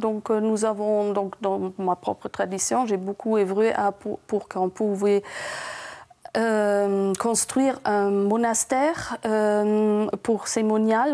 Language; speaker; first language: French; non-native, fluent; German